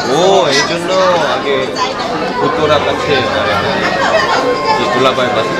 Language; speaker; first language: Bangla; non-native, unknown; Korean